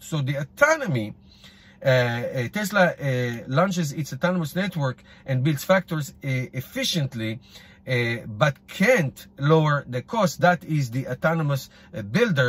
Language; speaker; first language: English; non-native, fluent; Hebrew